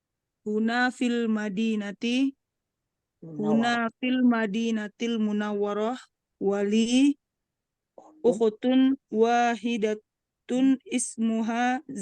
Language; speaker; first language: Arabic; non-native, learner; Indonesian